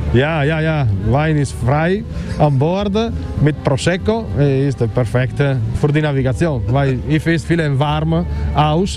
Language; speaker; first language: German; non-native, learner; Italian